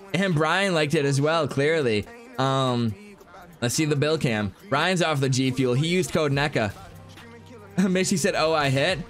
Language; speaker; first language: English; native; English